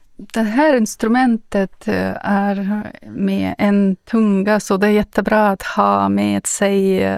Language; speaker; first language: Swedish; non-native, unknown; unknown